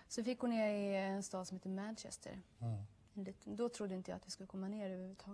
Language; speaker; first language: Swedish; native; Swedish